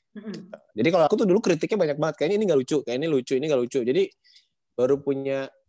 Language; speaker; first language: Indonesian; native; Indonesian